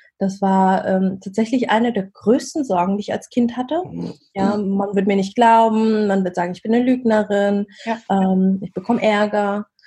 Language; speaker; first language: German; early bilingual, other home language; Vietnamese